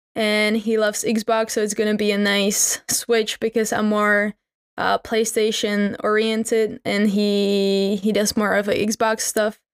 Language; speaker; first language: English; non-native, fluent; Czech